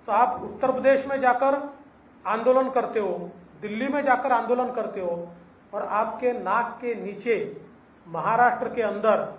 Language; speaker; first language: Hindi; non-native, local second language; Marathi